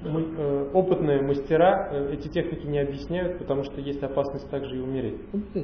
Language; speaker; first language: Russian; native; Russian